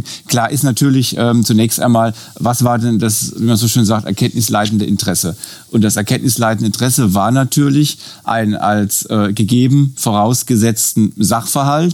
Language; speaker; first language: German; native; German